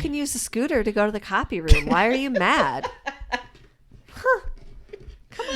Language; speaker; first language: English; native; English